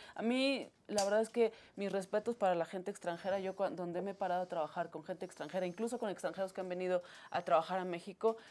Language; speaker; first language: Spanish; native; Spanish